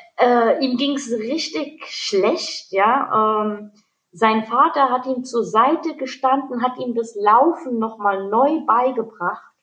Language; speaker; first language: German; early bilingual, other home language; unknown